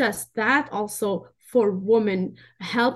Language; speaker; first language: English; non-native, fluent; Arabic